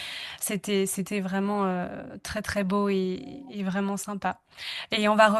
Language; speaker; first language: French; native; French